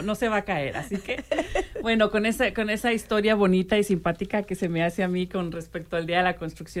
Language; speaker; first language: Spanish; native; Spanish